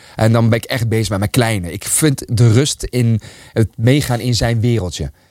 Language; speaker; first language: Dutch; early bilingual, other home language; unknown